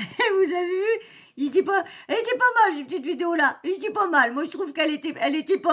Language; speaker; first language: French; native; French